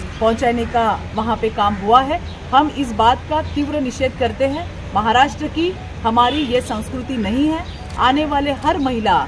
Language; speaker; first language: Hindi; non-native, local second language; Marathi